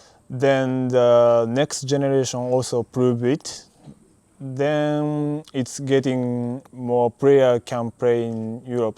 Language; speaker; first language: English; non-native, learner; Japanese